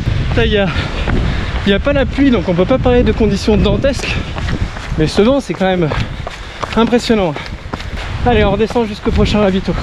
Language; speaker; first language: French; native; French